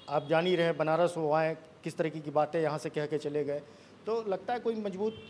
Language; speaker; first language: Hindi; native; Hindi